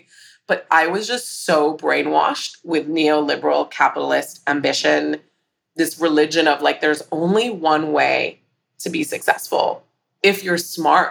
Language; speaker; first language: English; native; English